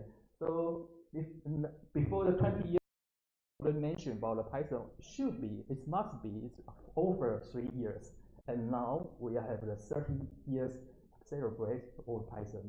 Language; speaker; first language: English; non-native, learner; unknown